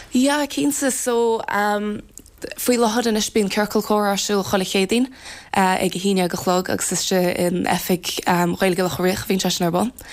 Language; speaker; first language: Irish; native; Irish